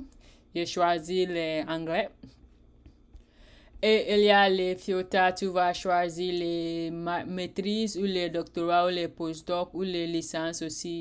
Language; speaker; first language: French; non-native, learner; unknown